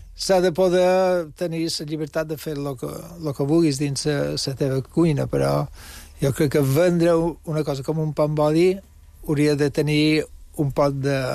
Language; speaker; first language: Catalan; non-native, local second language; English